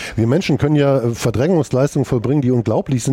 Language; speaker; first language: German; native; German